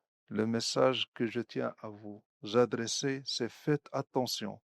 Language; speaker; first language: French; non-native, local second language; Arabic